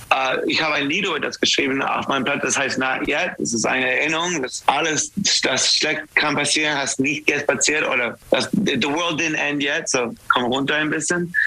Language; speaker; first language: German; non-native, learner; English